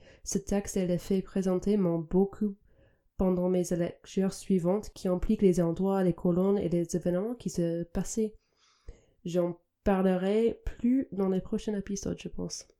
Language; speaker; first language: French; non-native, fluent; English